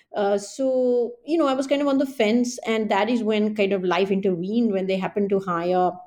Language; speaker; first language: English; non-native, local second language; Hindi